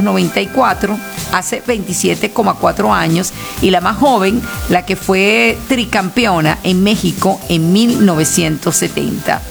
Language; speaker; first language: Spanish; native; Spanish